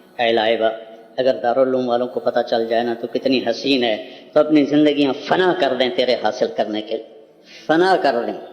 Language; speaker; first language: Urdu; non-native, local second language; Punjabi